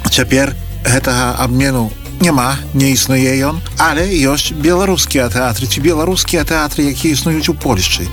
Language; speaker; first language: Belarusian; native; Belarusian